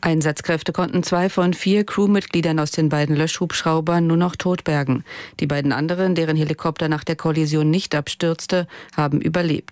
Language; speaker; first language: German; native; German